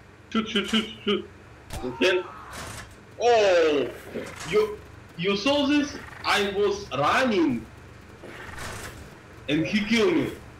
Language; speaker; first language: English; non-native, learner; Russian